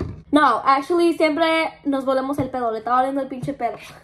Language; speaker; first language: Spanish; early bilingual, other home language; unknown